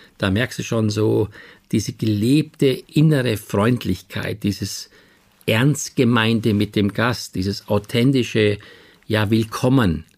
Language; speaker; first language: German; native; German